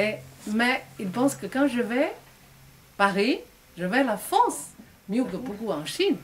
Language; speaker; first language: French; non-native, learner; Chinese